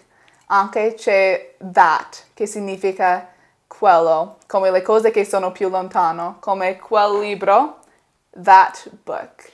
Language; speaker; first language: Italian; non-native, fluent; English